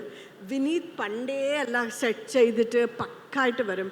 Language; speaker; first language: Malayalam; non-native, fluent; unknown